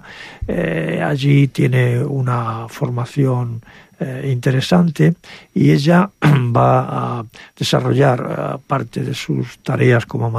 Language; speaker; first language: Spanish; native; Spanish